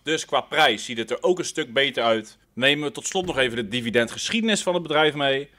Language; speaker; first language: Dutch; native; Dutch